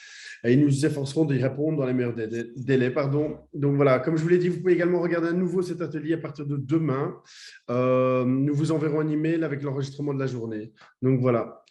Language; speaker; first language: French; native; French